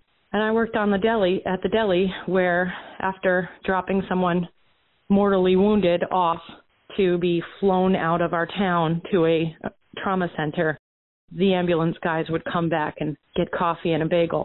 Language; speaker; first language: English; native; English